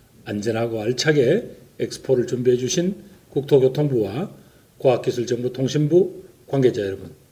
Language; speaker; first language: Korean; native; Korean